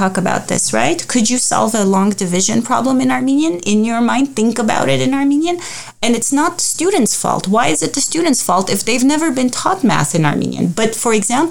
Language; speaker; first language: English; early bilingual, other home language; Armenian